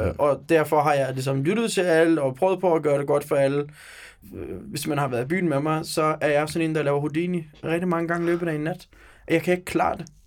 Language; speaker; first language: Danish; early bilingual, other home language; Turkish